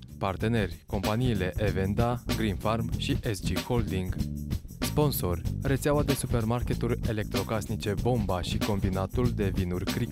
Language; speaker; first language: Romanian; native; Romanian